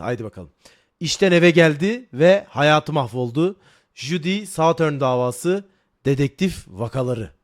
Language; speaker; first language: Turkish; native; Turkish